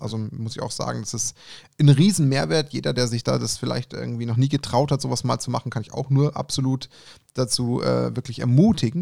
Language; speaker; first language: German; native; German